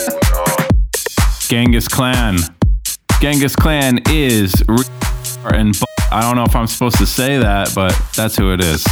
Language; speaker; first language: English; native; English